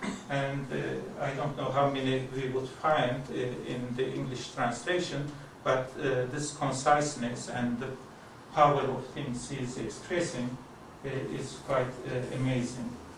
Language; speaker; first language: English; non-native, fluent; Turkish